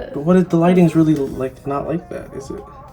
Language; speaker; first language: English; native; English